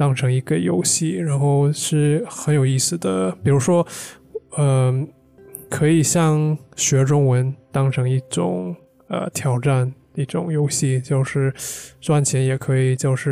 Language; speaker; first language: Chinese; non-native, fluent; English